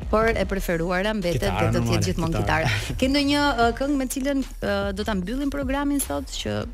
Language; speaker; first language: Albanian; native; Albanian